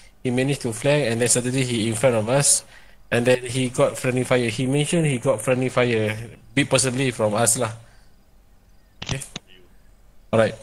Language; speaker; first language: English; non-native, local second language; Malay